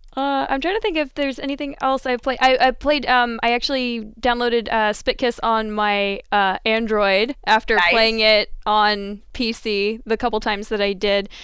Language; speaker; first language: English; native; English